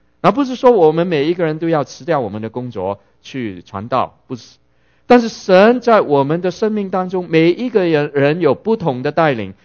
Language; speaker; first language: Chinese; non-native, local second language; Cantonese